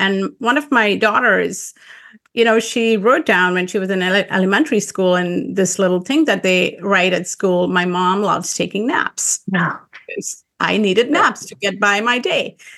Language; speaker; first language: English; non-native, local second language; Urdu